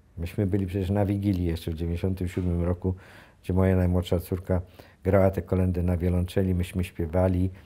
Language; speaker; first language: Polish; native; Polish